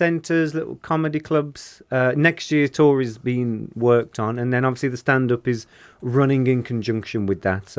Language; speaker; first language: English; native; English